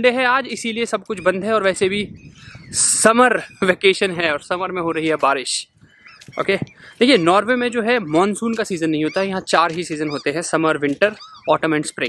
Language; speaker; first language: Hindi; native; Hindi